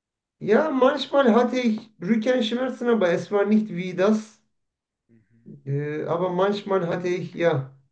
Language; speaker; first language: German; non-native, learner; Turkish